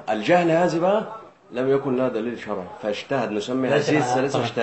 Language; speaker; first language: Arabic; native; Arabic